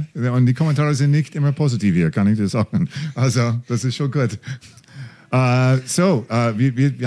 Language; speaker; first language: German; non-native, fluent; English